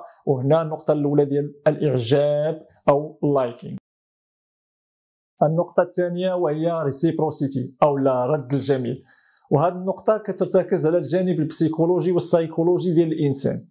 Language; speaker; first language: Arabic; native; Arabic